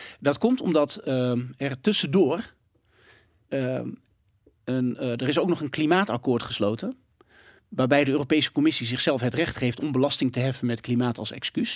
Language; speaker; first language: Dutch; native; Dutch